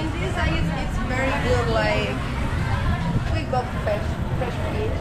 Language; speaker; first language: English; non-native, learner; Spanish